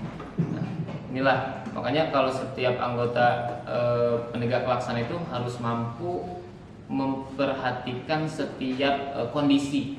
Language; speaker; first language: Indonesian; native; Indonesian